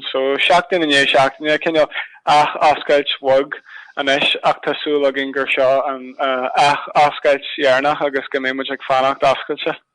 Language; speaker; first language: Irish; non-native, local second language; English